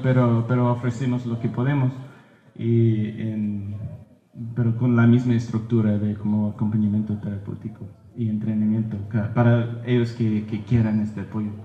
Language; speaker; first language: Spanish; early bilingual, heritage; Spanish